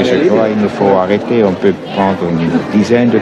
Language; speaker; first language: French; non-native, fluent; Swiss German